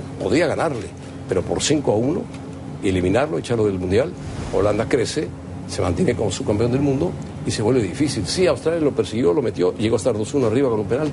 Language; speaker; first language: Spanish; native; Spanish